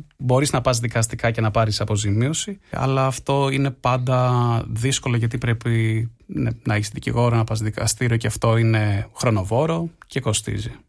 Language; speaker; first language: Greek; native; Greek